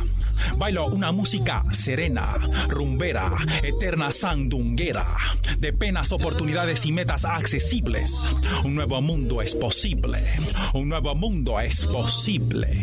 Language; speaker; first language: Spanish; native; Spanish